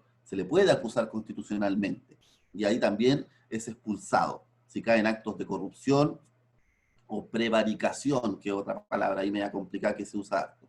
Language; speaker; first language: Spanish; native; Spanish